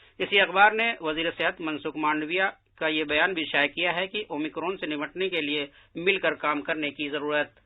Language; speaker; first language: Urdu; native; Urdu